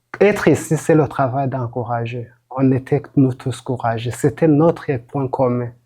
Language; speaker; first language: French; non-native, local second language; Rundi